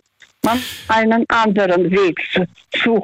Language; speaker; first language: German; non-native, fluent; Russian